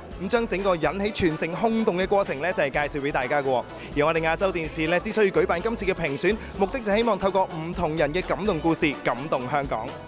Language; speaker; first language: Cantonese; native; Cantonese